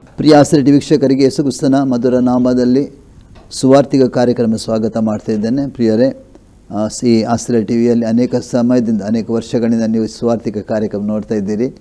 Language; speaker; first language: Kannada; native; Kannada